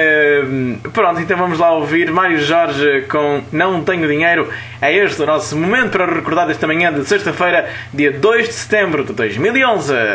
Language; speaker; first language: Portuguese; native; Portuguese